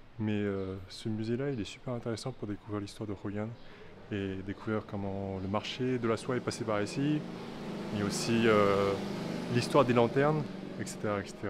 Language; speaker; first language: French; early bilingual, other home language; Chinese